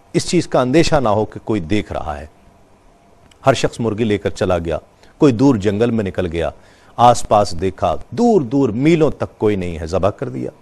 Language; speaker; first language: Urdu; native; Urdu